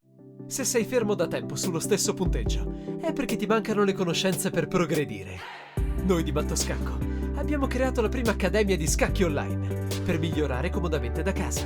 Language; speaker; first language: Italian; native; Italian